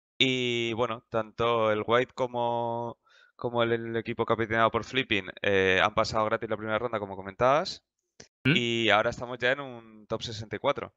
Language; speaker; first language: Spanish; native; Spanish